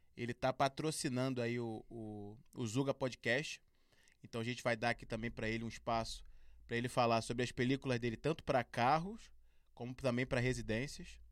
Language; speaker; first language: Portuguese; native; Portuguese